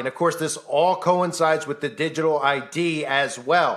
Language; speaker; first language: English; native; English